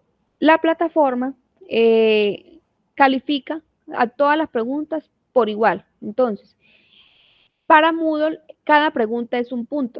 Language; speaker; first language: Spanish; native; Spanish